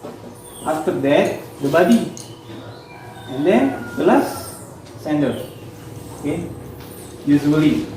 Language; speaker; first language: English; non-native, learner; Indonesian